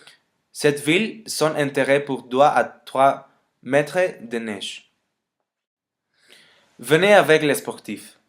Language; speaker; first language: French; non-native, learner; Spanish